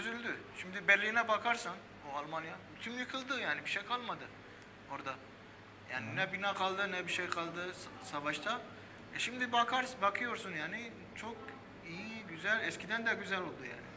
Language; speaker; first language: Turkish; early bilingual, heritage; Armenian